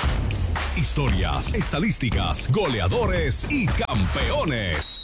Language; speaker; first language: Spanish; native; Spanish